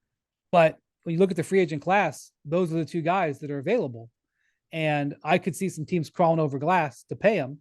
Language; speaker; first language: English; native; English